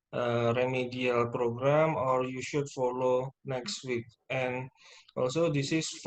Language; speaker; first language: English; non-native, fluent; Indonesian